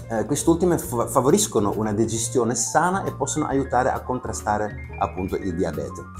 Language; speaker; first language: Italian; non-native, fluent; Dutch